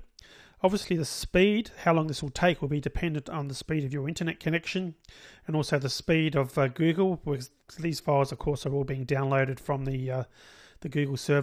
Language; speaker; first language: English; native; English